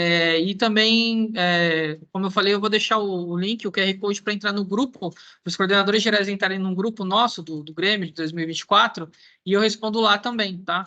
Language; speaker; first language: Portuguese; native; Portuguese